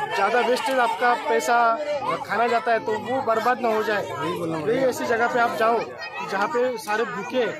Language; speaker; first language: Hindi; native; Hindi